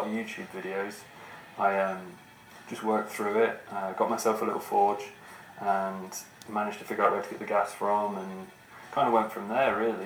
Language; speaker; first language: English; native; English